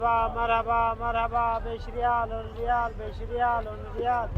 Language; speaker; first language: Hindi; native; Hindi